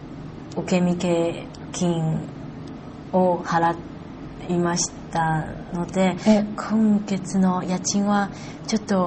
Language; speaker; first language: Japanese; non-native, learner; Chinese